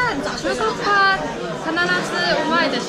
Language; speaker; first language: Japanese; non-native, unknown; Chinese